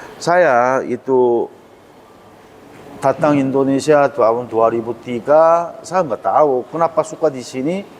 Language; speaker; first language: Indonesian; non-native, learner; Korean